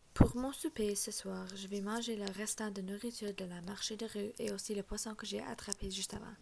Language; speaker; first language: French; non-native, learner; English